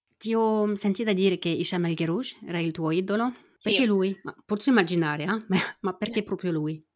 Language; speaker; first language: Italian; non-native, fluent; French